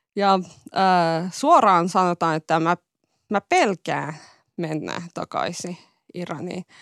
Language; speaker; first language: Finnish; non-native, learner; Persian